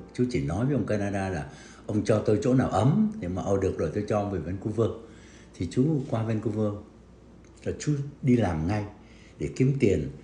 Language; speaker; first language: Vietnamese; native; Vietnamese